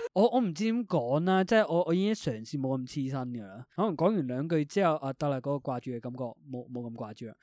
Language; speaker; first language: Cantonese; early bilingual, other home language; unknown